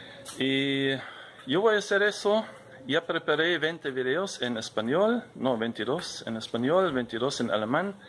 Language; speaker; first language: Spanish; non-native, fluent; German